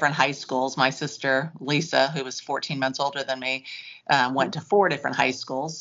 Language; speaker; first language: English; native; English